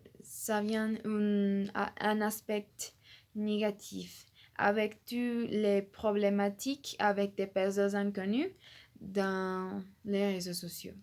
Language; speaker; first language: French; non-native, learner; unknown